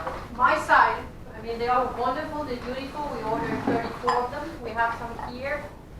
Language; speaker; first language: English; non-native, fluent; French